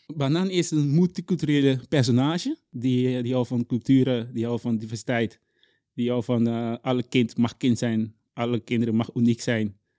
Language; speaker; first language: Dutch; non-native, local second language; Papiamento